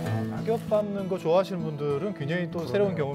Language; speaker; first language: Korean; native; Korean